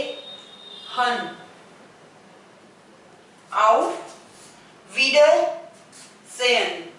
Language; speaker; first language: German; non-native, fluent; Hindi